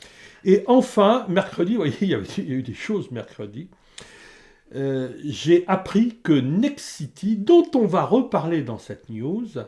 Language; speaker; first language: French; native; French